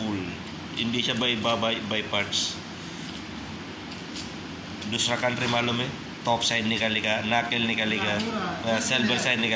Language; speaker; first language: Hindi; non-native, learner; Filipino